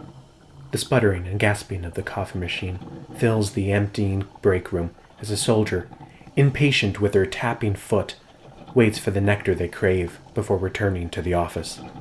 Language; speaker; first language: English; native; English